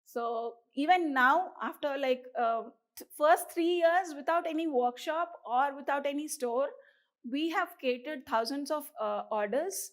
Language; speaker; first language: English; non-native, local second language; Telugu